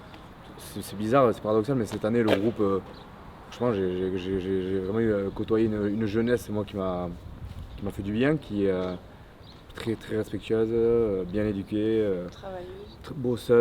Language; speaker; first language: French; native; French